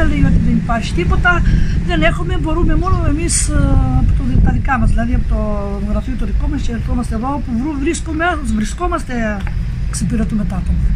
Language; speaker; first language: Greek; native; Greek